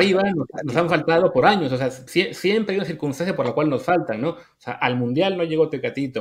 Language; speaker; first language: Spanish; native; Spanish